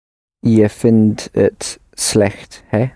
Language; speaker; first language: Dutch; non-native, learner; English